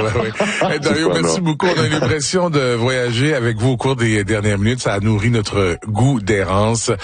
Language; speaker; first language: French; native; French